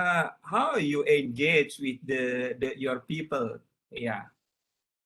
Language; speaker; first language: English; non-native, learner; Indonesian